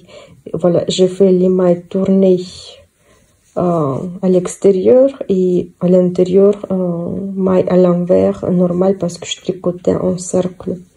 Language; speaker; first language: French; non-native, fluent; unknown